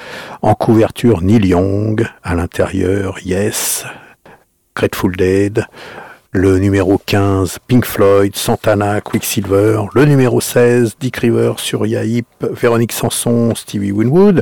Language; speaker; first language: French; native; French